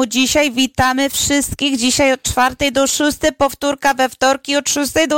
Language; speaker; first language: Polish; early bilingual, heritage; English